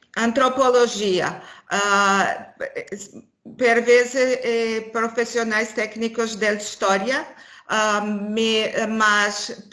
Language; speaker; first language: Spanish; non-native, learner; Portuguese